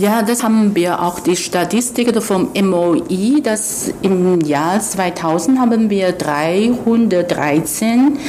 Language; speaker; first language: German; non-native, fluent; Chinese